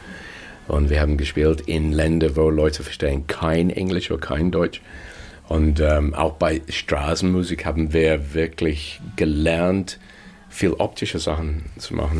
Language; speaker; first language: German; non-native, fluent; English